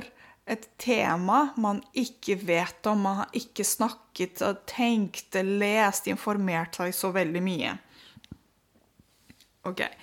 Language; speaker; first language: Norwegian; non-native, fluent; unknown